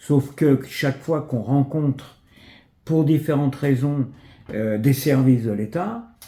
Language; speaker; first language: French; native; French